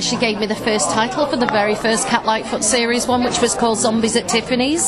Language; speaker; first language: English; native; English